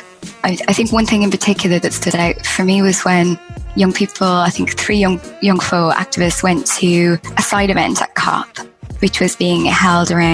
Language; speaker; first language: English; native; English